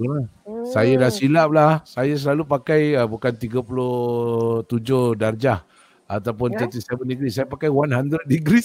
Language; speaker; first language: Malay; native; Malay